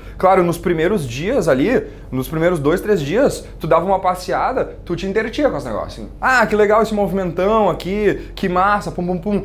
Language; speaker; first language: Portuguese; native; Portuguese